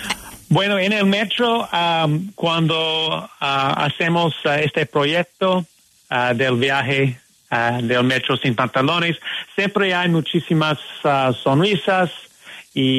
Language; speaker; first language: Spanish; non-native, learner; English